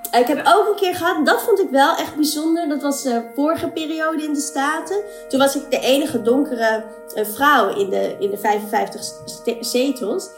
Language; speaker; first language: Dutch; native; Dutch